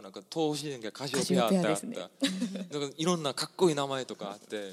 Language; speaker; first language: Japanese; non-native, fluent; Korean